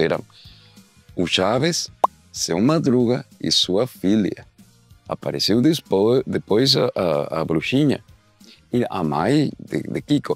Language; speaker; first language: Portuguese; non-native, learner; Spanish